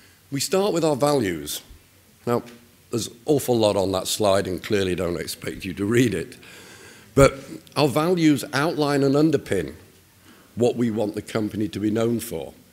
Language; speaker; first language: English; native; English